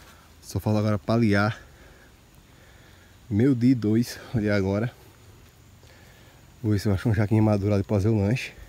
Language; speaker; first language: Portuguese; native; Portuguese